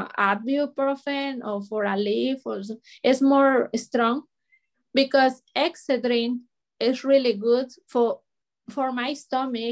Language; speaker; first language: English; non-native, learner; Spanish